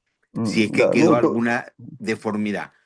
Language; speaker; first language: Spanish; native; Spanish